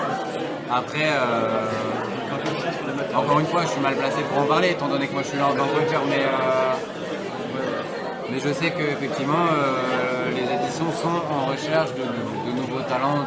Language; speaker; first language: French; native; French